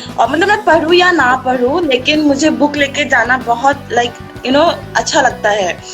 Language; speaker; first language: Hindi; non-native, local second language; Assamese